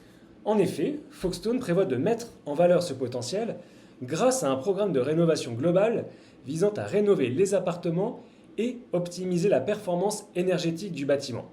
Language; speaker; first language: French; native; French